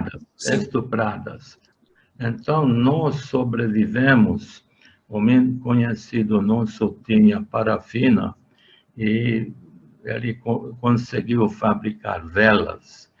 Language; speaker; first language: Portuguese; non-native, fluent; Hungarian